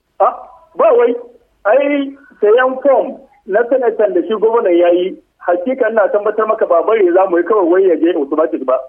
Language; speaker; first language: Hausa; non-native, local second language; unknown